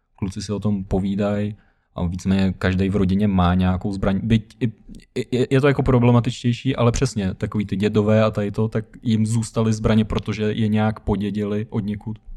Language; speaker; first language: Czech; early bilingual, other home language; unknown